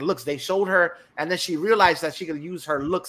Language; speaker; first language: English; native; English